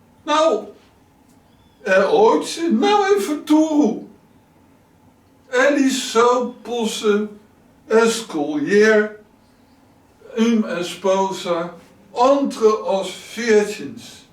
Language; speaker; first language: Portuguese; non-native, learner; Dutch